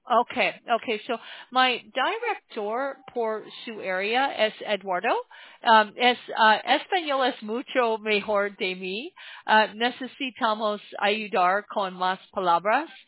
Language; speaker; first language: Spanish; non-native, learner; English